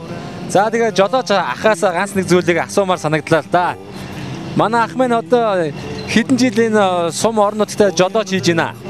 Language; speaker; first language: Mongolian; native; Mongolian